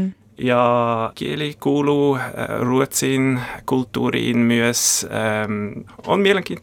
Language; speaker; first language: Finnish; non-native, learner; German